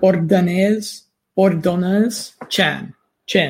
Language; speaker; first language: English; native; English